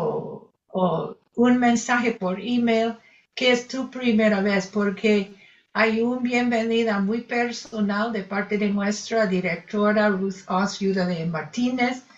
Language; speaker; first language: Spanish; non-native, fluent; English